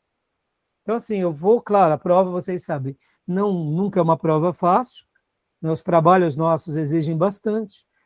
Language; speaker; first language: Portuguese; native; Portuguese